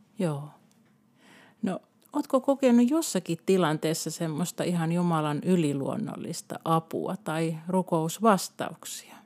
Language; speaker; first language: Finnish; native; Finnish